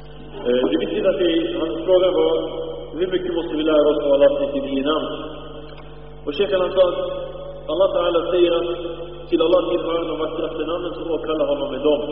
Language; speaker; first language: Swedish; early bilingual, other home language; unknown